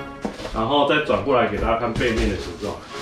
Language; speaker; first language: Chinese; native; Chinese